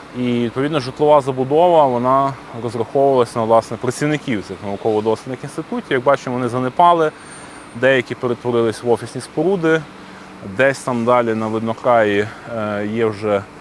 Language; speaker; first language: Ukrainian; native; Ukrainian